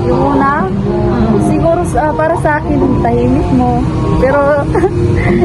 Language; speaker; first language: Filipino; non-native, local second language; Cebuano